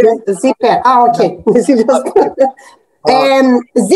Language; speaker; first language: Russian; non-native, learner; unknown